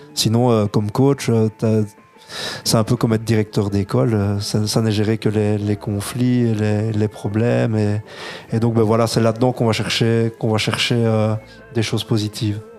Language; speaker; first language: French; early bilingual, other home language; Italian